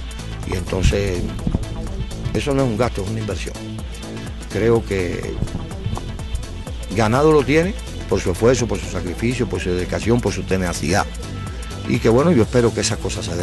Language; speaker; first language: Spanish; native; Spanish